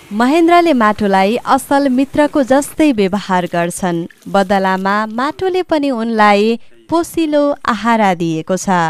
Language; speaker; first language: Nepali; native; Nepali